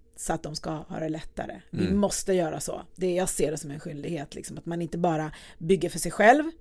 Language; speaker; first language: Swedish; early bilingual, other home language; Persian